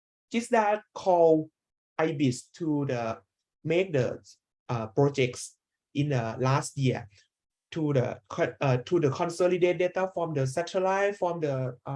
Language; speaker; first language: English; non-native, learner; Thai